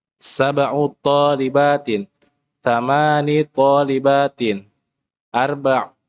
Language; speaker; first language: Arabic; non-native, learner; Indonesian